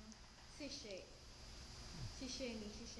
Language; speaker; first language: Chinese; non-native, learner; Filipino